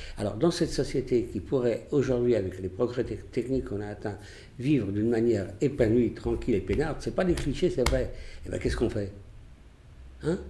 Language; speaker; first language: French; early bilingual, other home language; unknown